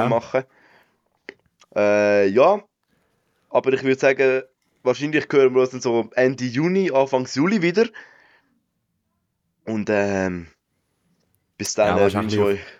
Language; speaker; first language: German; native; German